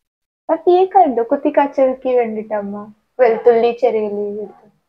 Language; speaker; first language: Malayalam; non-native, learner; Hindi